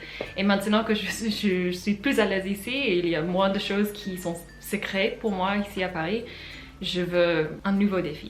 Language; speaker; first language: French; non-native, fluent; English